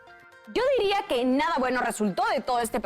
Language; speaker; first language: Spanish; native; Spanish